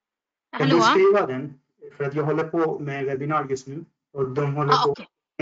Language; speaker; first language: Swedish; non-native, fluent; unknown